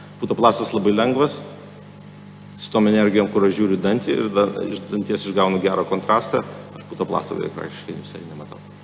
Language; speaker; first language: Lithuanian; native; Lithuanian